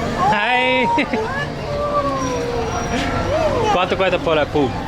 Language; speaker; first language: Spanish; non-native, learner; English